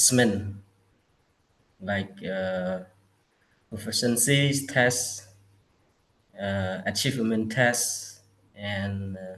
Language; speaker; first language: English; non-native, learner; Khmer